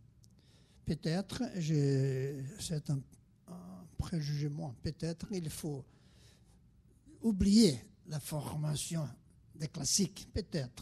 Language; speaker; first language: French; non-native, fluent; Portuguese